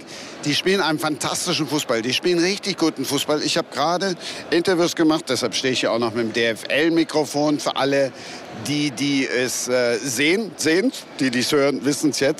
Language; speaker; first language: German; native; German